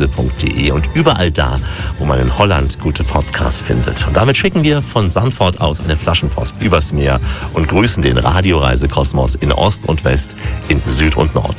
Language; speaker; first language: German; native; German